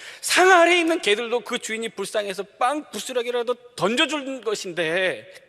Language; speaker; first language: Korean; native; Korean